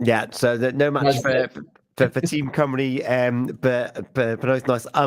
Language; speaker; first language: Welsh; non-native, learner; English